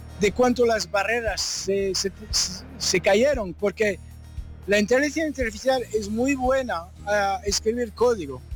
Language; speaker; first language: Spanish; early bilingual, heritage; French